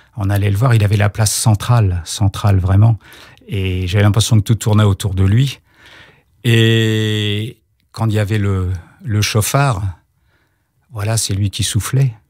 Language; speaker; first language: French; native; French